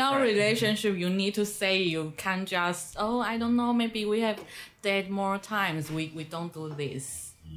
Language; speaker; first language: English; non-native, learner; Chinese